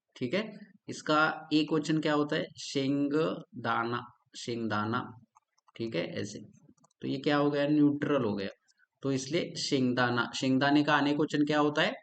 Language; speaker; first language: Hindi; non-native, local second language; Marathi